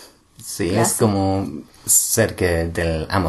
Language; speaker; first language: Spanish; non-native, fluent; English